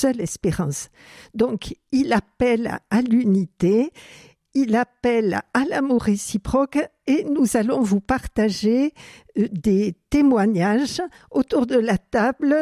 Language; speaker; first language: French; native; French